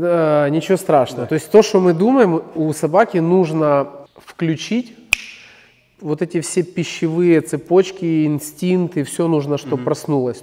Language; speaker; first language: Russian; native; Russian